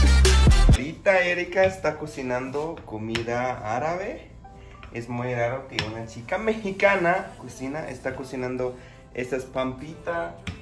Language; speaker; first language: Spanish; non-native, fluent; Arabic